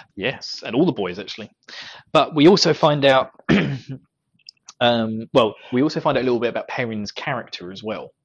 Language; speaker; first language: English; native; English